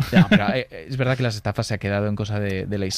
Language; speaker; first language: Spanish; native; Spanish